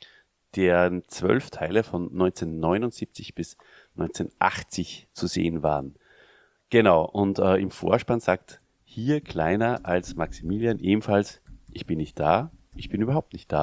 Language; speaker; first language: German; native; German